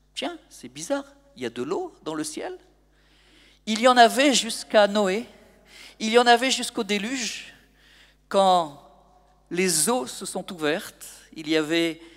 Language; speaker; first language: French; native; French